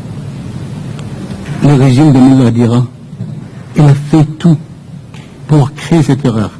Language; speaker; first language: French; non-native, fluent; Persian